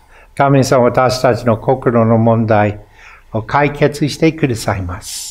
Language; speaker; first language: Japanese; non-native, fluent; English